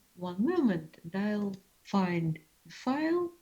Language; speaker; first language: English; non-native, fluent; Russian